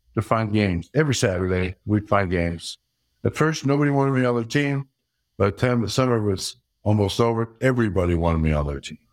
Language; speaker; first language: English; early bilingual, other home language; Dutch